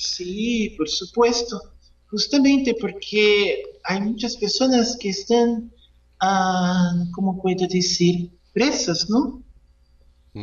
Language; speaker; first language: Spanish; non-native, fluent; Portuguese